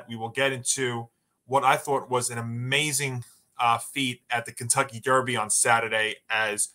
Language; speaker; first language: English; native; English